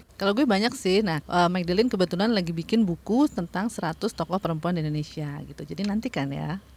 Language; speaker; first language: Indonesian; native; Indonesian